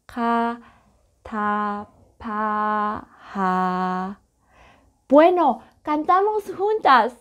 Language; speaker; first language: Spanish; non-native, learner; Korean